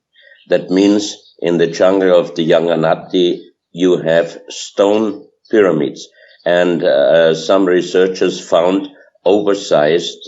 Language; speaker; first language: English; non-native, fluent; German